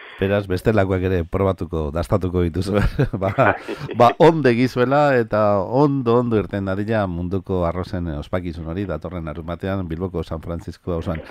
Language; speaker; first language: Basque; native; Basque